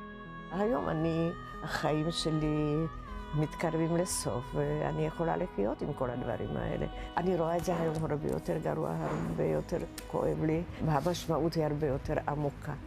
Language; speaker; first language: Hebrew; non-native, fluent; Czech